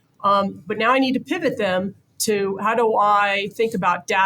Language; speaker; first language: English; native; English